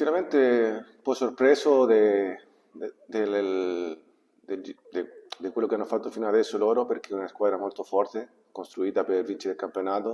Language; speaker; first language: Italian; non-native, fluent; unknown